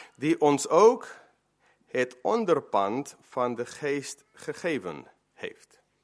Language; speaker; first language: Dutch; non-native, fluent; Spanish